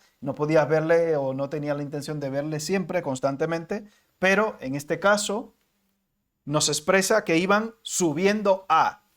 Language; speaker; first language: Spanish; native; Spanish